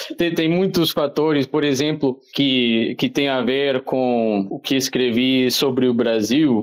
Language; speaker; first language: Portuguese; non-native, fluent; Spanish